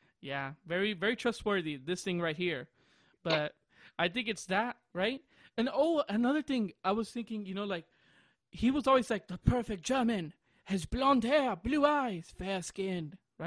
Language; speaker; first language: English; early bilingual, other home language; Spanish